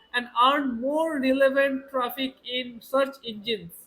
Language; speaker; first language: English; non-native, local second language; Bangla